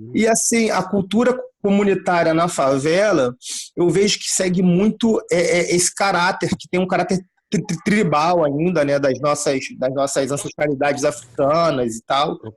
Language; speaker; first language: Portuguese; native; Portuguese